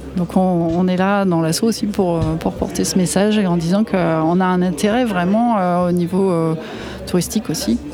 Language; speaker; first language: French; native; French